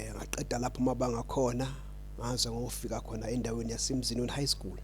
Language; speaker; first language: Zulu; native; Zulu